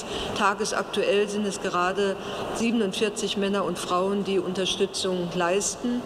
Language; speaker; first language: German; native; German